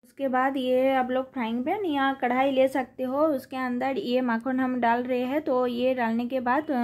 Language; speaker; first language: Hindi; non-native, local second language; Bangla